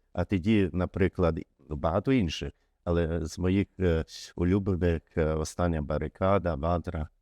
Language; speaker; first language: Ukrainian; early bilingual, heritage; Ukrainian